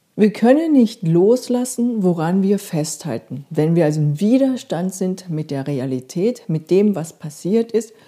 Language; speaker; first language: German; non-native, fluent; Korean